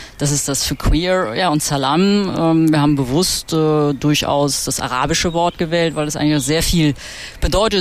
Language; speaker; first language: German; native; German